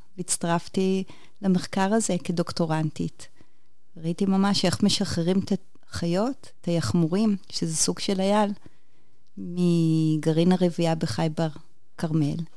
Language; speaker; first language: Hebrew; native; Hebrew